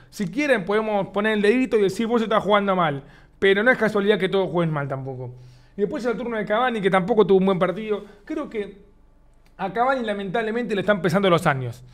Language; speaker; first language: Spanish; native; Spanish